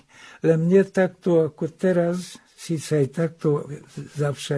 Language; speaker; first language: Slovak; non-native, local second language; Hungarian